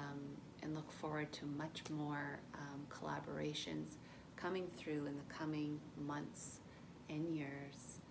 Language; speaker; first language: English; native; English